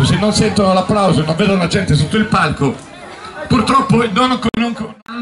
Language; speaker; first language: Italian; native; Italian